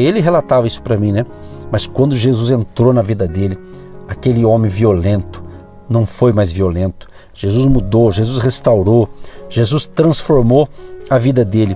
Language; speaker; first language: Portuguese; native; Portuguese